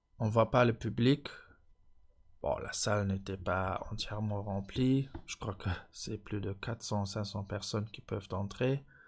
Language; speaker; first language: French; non-native, local second language; Luxembourgish